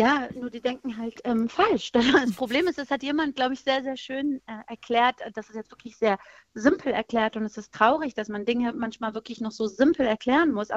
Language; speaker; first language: German; early bilingual, other home language; Persian